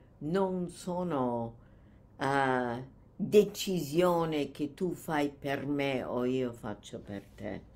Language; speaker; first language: Italian; non-native, fluent; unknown